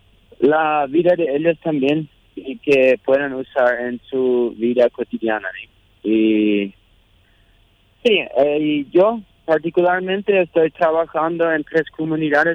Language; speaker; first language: Spanish; non-native, local second language; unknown